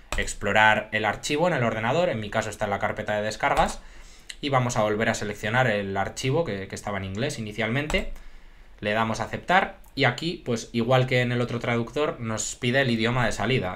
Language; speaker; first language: Spanish; native; Spanish